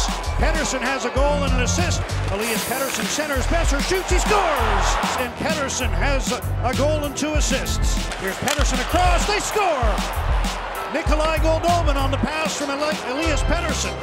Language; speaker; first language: English; native; English